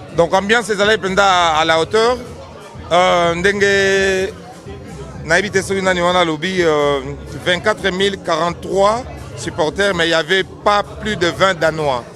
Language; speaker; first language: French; non-native, local second language; Lingala